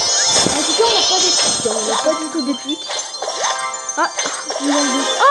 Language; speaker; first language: French; native; French